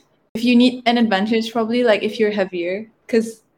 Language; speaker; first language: English; non-native, fluent; Malay